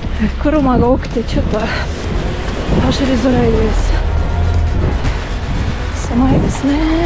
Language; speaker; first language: Japanese; non-native, learner; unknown